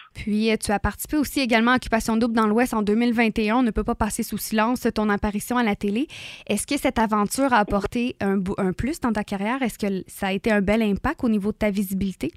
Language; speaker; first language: French; native; French